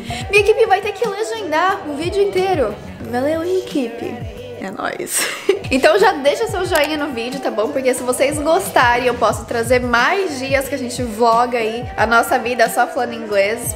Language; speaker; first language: Portuguese; early bilingual, heritage; Portuguese